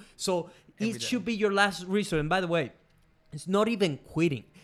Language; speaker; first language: English; non-native, fluent; Spanish